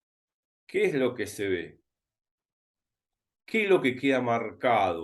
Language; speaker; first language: Spanish; native; Spanish